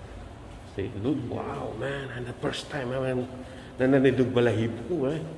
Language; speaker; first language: English; non-native, learner; Filipino